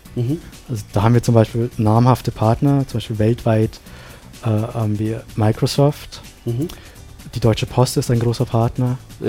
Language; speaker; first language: German; non-native, fluent; Sinhala